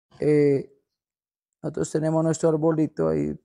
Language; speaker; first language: Spanish; native; Spanish